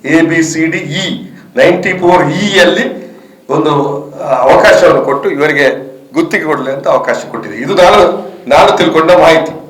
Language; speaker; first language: Kannada; native; Kannada